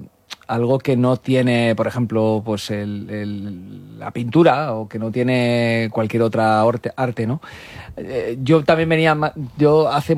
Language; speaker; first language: Spanish; native; Spanish